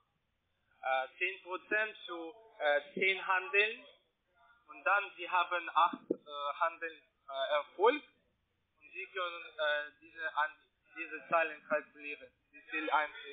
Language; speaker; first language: German; non-native, learner; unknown